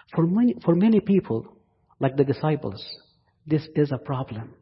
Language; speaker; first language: English; non-native, fluent; Arabic